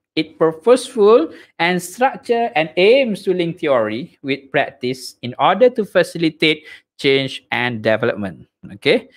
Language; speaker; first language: English; non-native, local second language; Malay